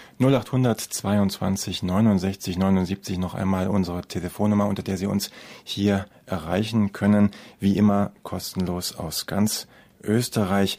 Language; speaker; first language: German; native; German